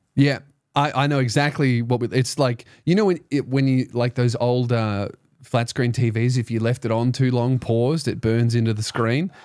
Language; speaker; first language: English; native; English